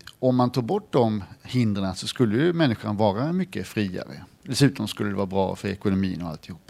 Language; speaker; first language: Swedish; native; Swedish